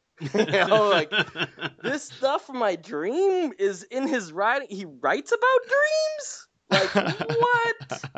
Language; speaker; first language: English; native; English